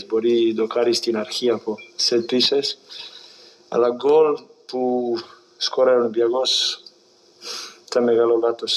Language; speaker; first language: Greek; non-native, fluent; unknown